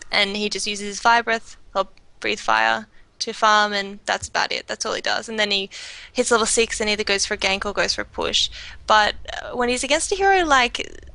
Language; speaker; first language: English; native; English